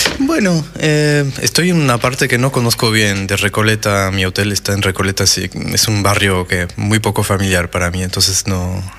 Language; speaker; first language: Spanish; non-native, fluent; French